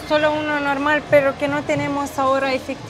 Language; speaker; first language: Spanish; non-native, learner; Romanian